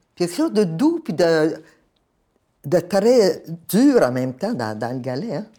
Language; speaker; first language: French; native; French